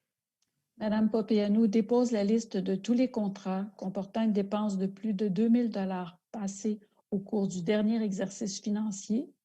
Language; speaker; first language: French; native; French